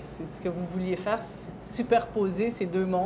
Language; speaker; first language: French; native; French